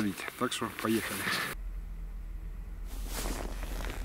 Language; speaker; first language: Russian; native; Russian